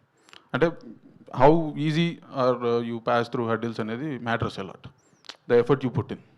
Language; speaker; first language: Telugu; native; Telugu